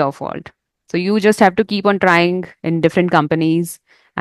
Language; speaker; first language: English; non-native, fluent; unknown